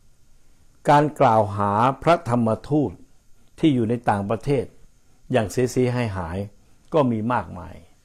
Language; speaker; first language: Thai; native; Thai